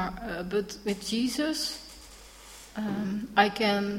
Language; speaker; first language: English; non-native, learner; Dutch